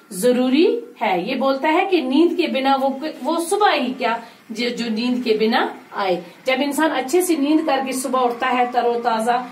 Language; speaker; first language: Urdu; non-native, local second language; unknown